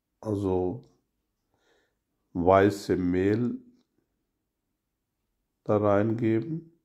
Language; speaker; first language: German; non-native, learner; Urdu